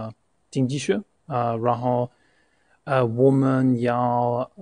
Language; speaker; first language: Chinese; non-native, fluent; German